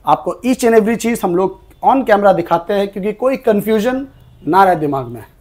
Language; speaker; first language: Hindi; non-native, local second language; Bangla